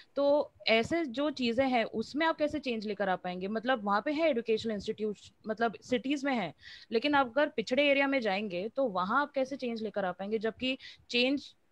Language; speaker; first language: Hindi; non-native, local second language; Manipuri